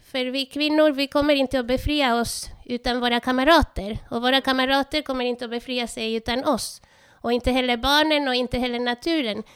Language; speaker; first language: Swedish; non-native, fluent; Spanish